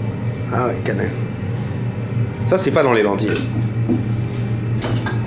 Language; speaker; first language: French; native; French